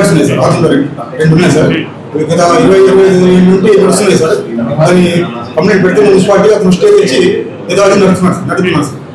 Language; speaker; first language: Telugu; native; Telugu